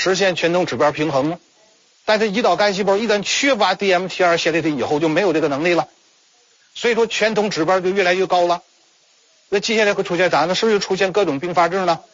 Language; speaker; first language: Chinese; native; Chinese